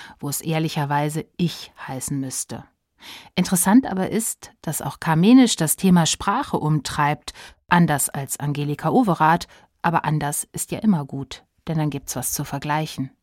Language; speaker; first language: German; native; German